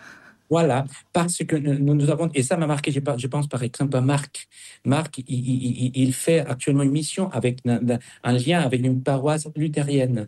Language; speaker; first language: French; non-native, fluent; Spanish